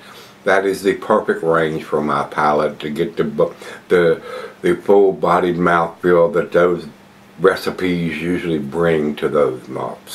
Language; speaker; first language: English; native; English